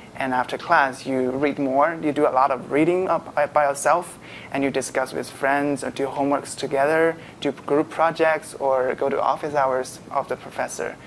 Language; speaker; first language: English; non-native, fluent; Chinese